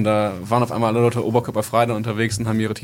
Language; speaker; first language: German; native; German